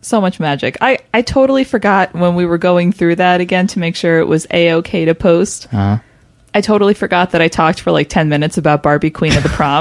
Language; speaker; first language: English; native; English